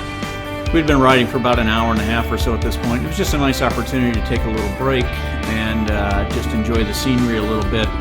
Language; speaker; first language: English; native; English